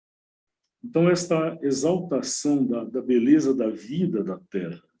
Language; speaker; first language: Portuguese; native; Portuguese